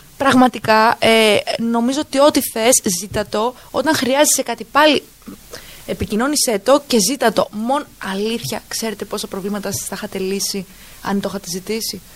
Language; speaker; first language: Greek; early bilingual, heritage; Greek